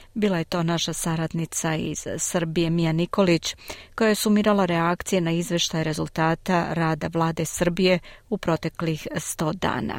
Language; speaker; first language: Croatian; native; Croatian